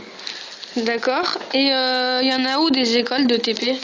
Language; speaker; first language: French; native; French